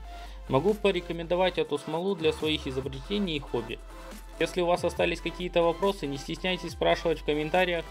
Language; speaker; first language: Russian; native; Russian